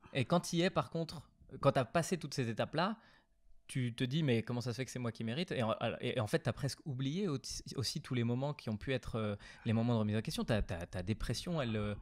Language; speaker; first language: French; native; French